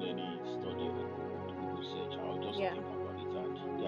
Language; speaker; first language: English; non-native, local second language; Yoruba